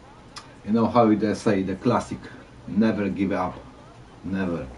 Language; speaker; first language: English; non-native, learner; Polish